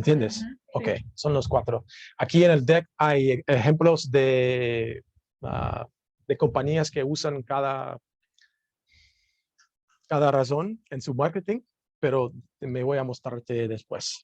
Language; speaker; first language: Spanish; non-native, learner; English